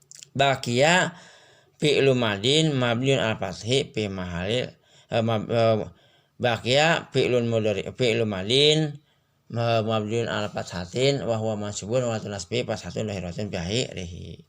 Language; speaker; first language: Arabic; non-native, fluent; Sundanese